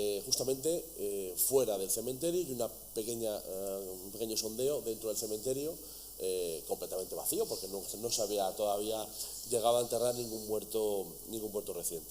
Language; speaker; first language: Spanish; native; Spanish